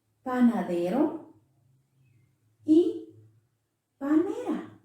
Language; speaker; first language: Spanish; non-native, local second language; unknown